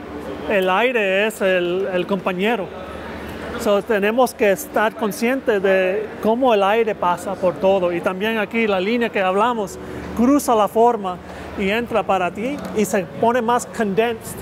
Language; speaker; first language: Spanish; early bilingual, heritage; Spanish